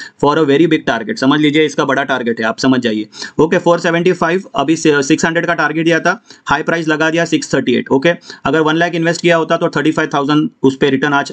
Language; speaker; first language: Hindi; non-native, local second language; Marathi